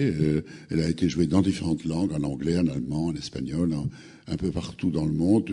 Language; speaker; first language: French; native; French